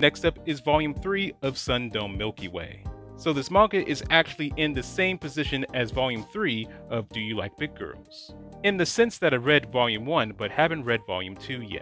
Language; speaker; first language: English; native; English